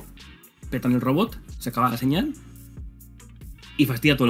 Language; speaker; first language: Spanish; native; Spanish